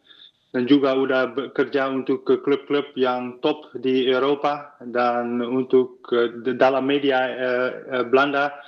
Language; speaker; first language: Indonesian; non-native, fluent; Dutch